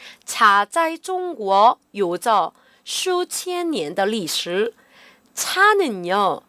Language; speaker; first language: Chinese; non-native, fluent; Korean